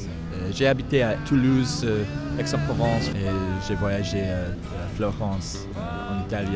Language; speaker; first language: French; non-native, learner; English